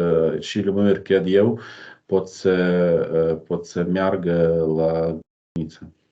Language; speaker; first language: Romanian; non-native, learner; Ukrainian